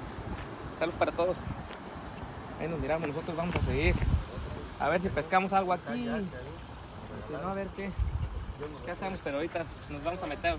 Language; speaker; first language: Spanish; native; Spanish